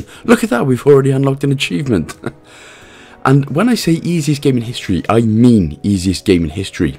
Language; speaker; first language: English; native; English